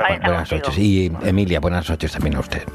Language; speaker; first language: Spanish; native; Spanish